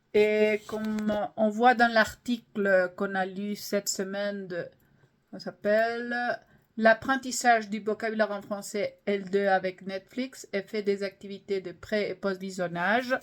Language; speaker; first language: French; non-native, fluent; English